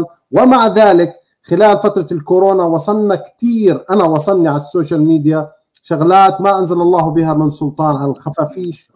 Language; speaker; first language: Arabic; native; Arabic